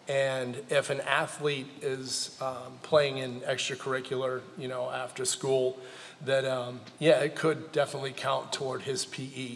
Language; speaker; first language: English; native; English